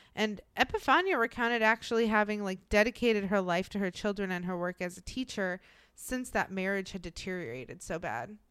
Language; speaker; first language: English; native; English